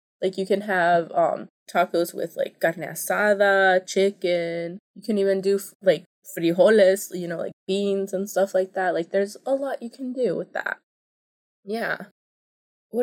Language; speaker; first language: English; early bilingual, other home language; Spanish